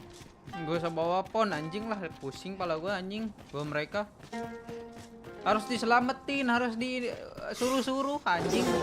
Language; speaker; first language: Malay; non-native, local second language; Sundanese